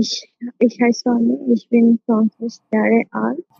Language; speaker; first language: German; non-native, learner; Bangla